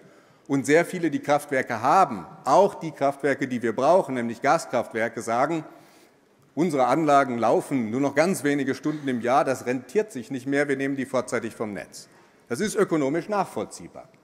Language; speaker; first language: German; native; German